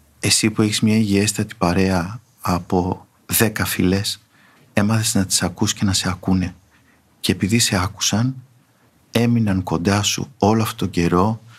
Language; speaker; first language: Greek; native; Greek